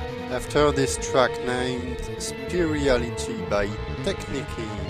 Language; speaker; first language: English; non-native, fluent; French